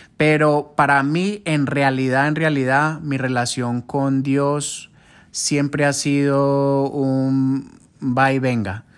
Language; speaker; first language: Spanish; early bilingual, heritage; Spanish